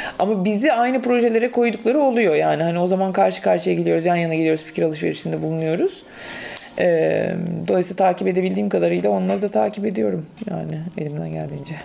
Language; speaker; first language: Turkish; native; Turkish